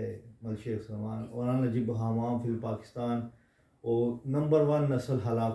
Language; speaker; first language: Arabic; non-native, learner; Urdu